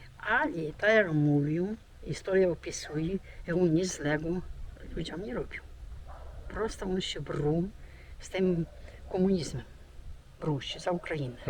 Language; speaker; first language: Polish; early bilingual, heritage; Polish